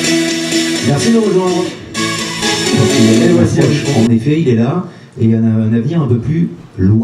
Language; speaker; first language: French; native; French